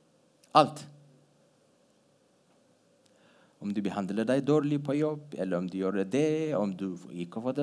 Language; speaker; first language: Norwegian; non-native, fluent; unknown